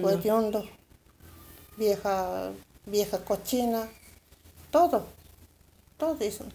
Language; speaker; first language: Spanish; non-native, local second language; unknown